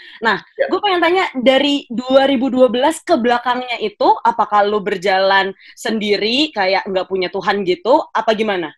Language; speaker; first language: Indonesian; native; Indonesian